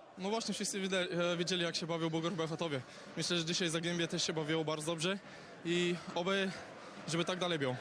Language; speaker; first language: Polish; non-native, learner; Bulgarian